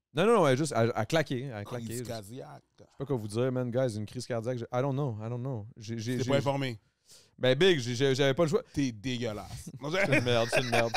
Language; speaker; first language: French; native; French